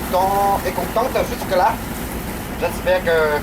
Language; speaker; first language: French; non-native, learner; Vietnamese